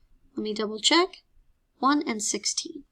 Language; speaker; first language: English; native; English